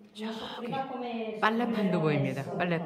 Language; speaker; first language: Italian; non-native, learner; Korean